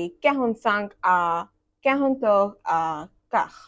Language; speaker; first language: French; non-native, learner; Bangla